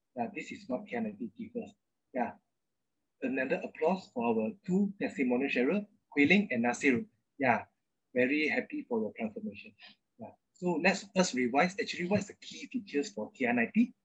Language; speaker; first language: English; non-native, local second language; Chinese